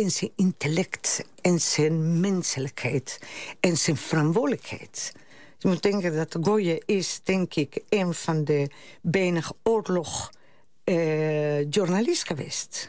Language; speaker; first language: Dutch; non-native, fluent; Spanish